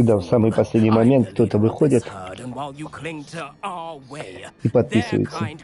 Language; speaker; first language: Russian; native; Russian